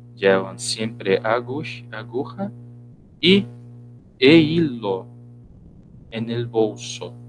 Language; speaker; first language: Spanish; non-native, fluent; Portuguese